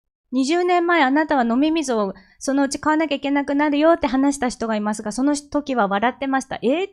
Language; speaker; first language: Japanese; non-native, fluent; Korean